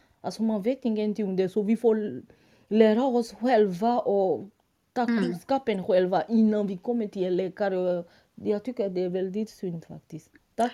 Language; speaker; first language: Swedish; non-native, fluent; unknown